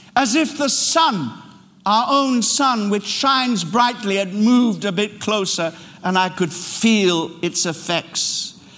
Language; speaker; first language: English; native; English